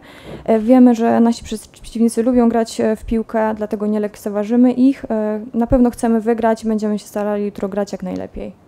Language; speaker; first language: Polish; native; Polish